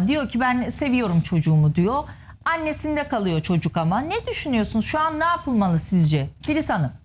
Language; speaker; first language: Turkish; native; Turkish